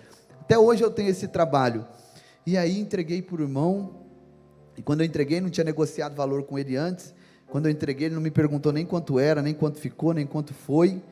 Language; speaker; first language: Portuguese; native; Portuguese